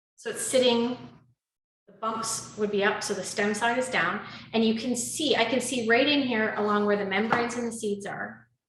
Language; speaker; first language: English; native; English